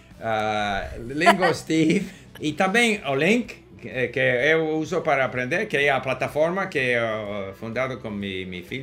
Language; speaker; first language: Portuguese; non-native, learner; English